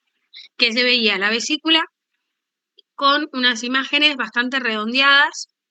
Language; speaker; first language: Spanish; native; Spanish